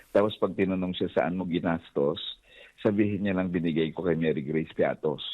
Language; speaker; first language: Filipino; native; Filipino